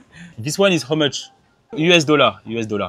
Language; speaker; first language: English; non-native, learner; French